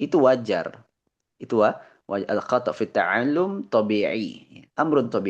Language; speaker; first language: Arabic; non-native, fluent; Indonesian